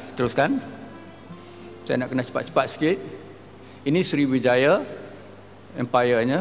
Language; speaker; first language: Malay; native; Malay